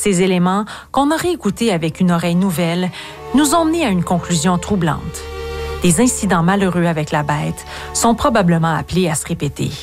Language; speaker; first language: French; native; French